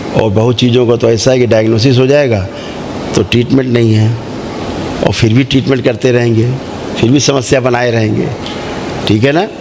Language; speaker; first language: Hindi; native; Hindi